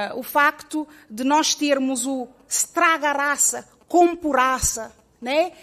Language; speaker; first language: Portuguese; native; Portuguese